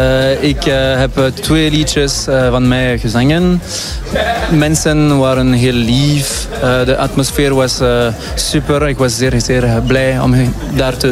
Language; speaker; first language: Dutch; non-native, local second language; French